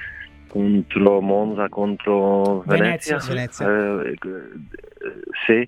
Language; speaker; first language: Italian; non-native, fluent; Czech